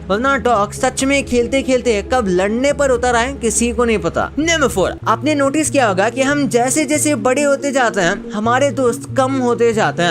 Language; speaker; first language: Hindi; native; Hindi